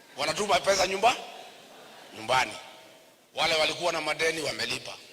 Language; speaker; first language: Swahili; non-native, local second language; Kikuyu